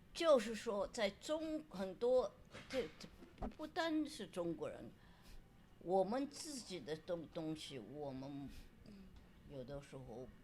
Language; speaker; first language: Chinese; non-native, local second language; Wu Chinese